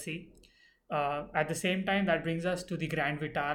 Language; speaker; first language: English; non-native, local second language; Hindi